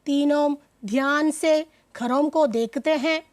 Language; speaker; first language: Hindi; non-native, local second language; Malayalam